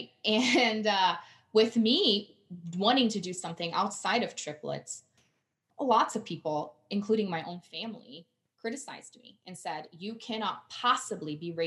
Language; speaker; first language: English; non-native, fluent; Portuguese